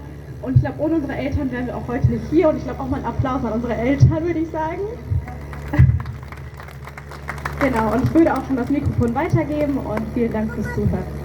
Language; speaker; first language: German; early bilingual, other home language; Tamil